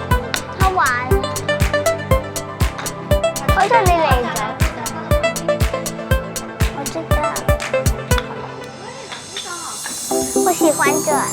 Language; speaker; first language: Chinese; early bilingual, heritage; English